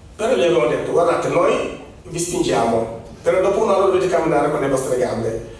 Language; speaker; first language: Italian; non-native, fluent; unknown